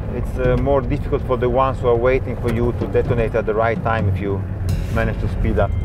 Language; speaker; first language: English; non-native, fluent; Italian